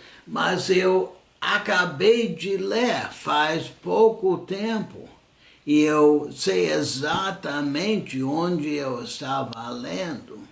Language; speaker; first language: Portuguese; non-native, fluent; English